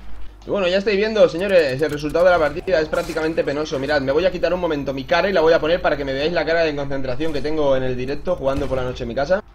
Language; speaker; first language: Spanish; native; Spanish